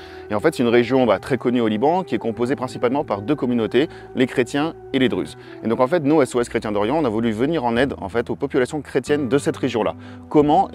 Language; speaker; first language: French; native; French